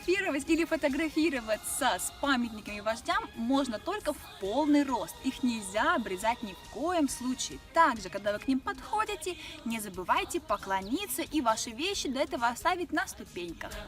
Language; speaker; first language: Russian; native; Russian